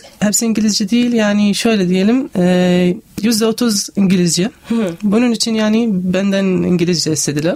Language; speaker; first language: Turkish; non-native, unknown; Arabic